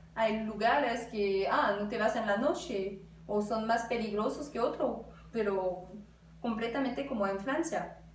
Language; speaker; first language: Spanish; non-native, fluent; French